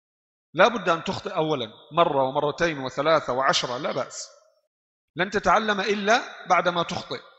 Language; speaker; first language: Arabic; non-native, fluent; Indonesian